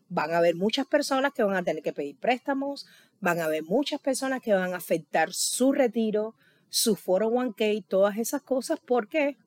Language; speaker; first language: Spanish; native; Spanish